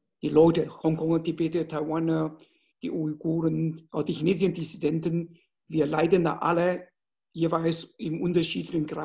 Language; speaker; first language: German; non-native, fluent; Chinese